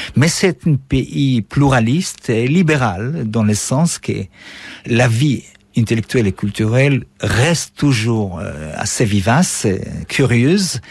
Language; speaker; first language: French; non-native, fluent; Hebrew